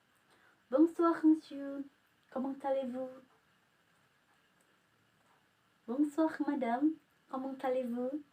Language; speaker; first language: French; non-native, learner; Indonesian